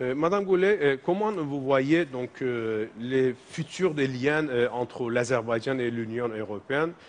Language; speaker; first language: French; non-native, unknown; Azerbaijani